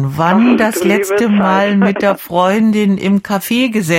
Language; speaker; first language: German; native; German